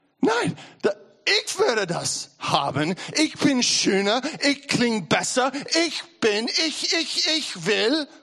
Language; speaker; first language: German; non-native, learner; English